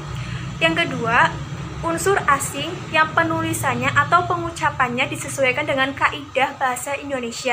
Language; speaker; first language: Indonesian; native; Indonesian